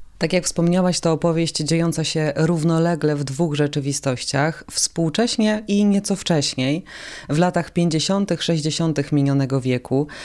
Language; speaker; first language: Polish; native; Polish